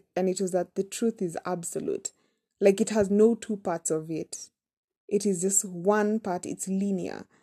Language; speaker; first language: English; non-native, local second language; Kamba